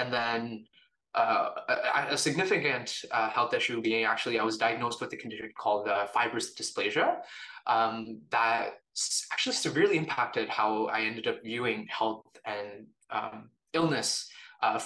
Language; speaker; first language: English; native; English